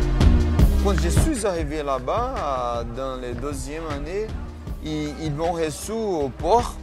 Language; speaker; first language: French; non-native, fluent; Portuguese